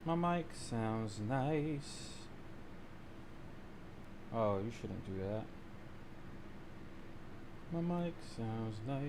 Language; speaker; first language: English; native; English